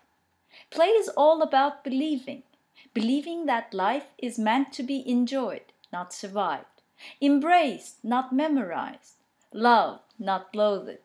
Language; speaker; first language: English; non-native, fluent; Turkish